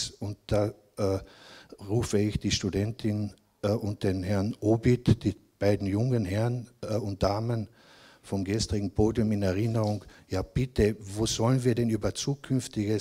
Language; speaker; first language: German; non-native, local second language; Slovenian